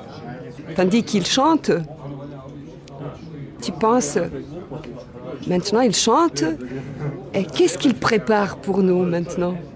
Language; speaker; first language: French; non-native, fluent; Bosnian